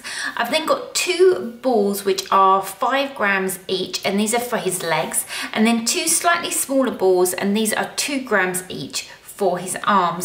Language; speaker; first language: English; native; English